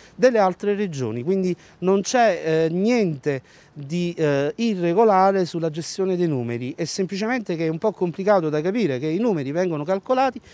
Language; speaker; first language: Italian; native; Italian